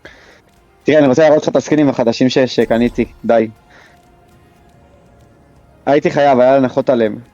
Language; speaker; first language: Hebrew; native; Hebrew